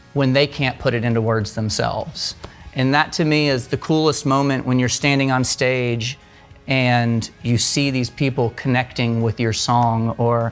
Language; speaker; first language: English; native; English